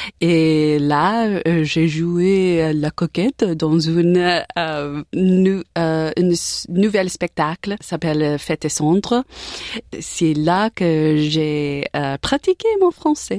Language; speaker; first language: French; non-native, learner; English